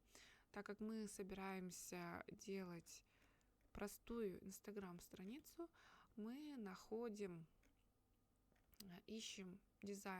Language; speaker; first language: Russian; native; Russian